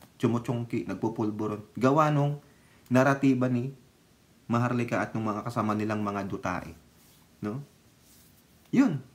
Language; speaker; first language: Filipino; native; Filipino